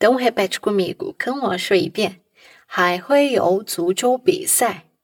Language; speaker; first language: Chinese; non-native, fluent; Portuguese